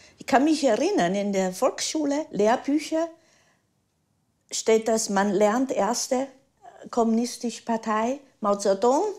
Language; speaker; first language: German; early bilingual, heritage; German